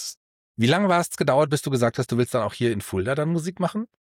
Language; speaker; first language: German; native; German